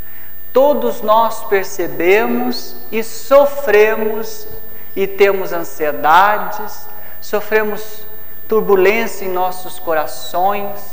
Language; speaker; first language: Portuguese; native; Portuguese